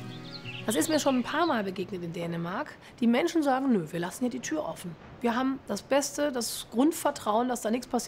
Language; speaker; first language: German; native; German